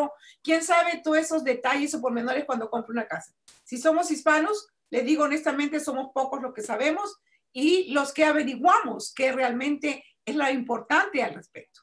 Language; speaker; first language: Spanish; native; Spanish